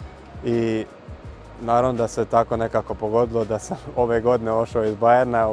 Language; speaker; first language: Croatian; early bilingual, heritage; Croatian